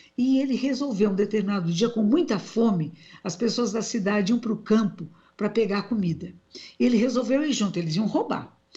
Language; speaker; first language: Portuguese; native; Portuguese